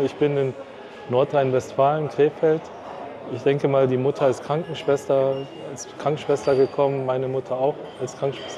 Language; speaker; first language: German; early bilingual, other home language; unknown